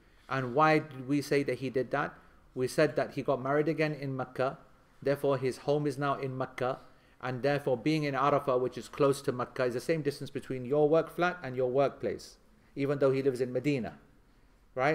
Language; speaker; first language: English; native; English